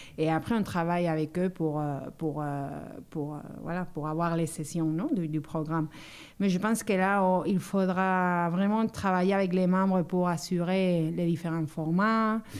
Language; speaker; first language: French; non-native, fluent; Spanish